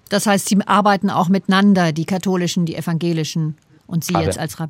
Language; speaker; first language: German; native; German